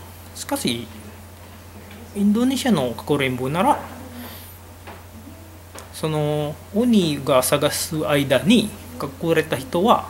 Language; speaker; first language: Japanese; non-native, learner; Indonesian